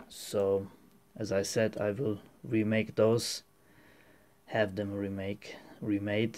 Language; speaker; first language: English; non-native, fluent; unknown